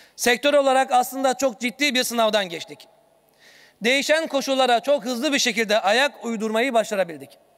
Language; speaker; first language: Turkish; native; Turkish